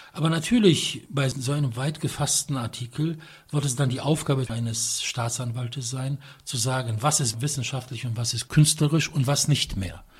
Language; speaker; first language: German; non-native, fluent; Polish